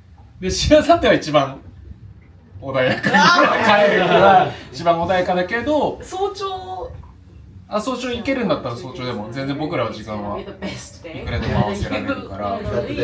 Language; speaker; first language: Japanese; native; Japanese